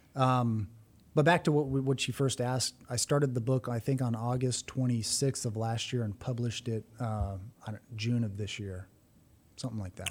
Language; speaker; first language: English; native; English